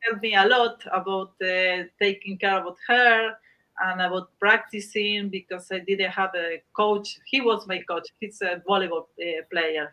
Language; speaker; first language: English; non-native, learner; Spanish